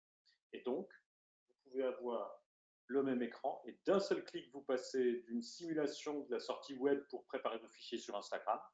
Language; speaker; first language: French; native; French